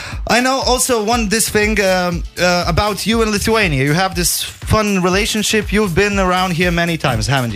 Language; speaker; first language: English; non-native, fluent; Lithuanian